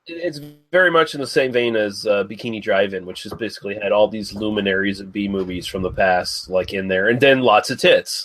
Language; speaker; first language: English; native; English